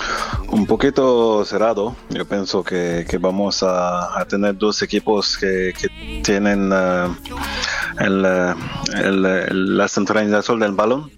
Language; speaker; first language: Spanish; non-native, fluent; French